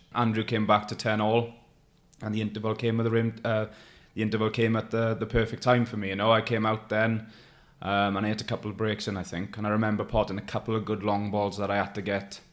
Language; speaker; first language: English; native; English